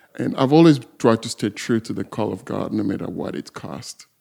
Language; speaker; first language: English; non-native, fluent; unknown